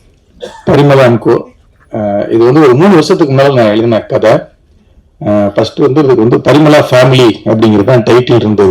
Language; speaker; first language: Tamil; native; Tamil